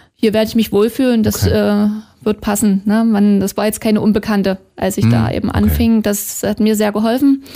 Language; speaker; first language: German; native; German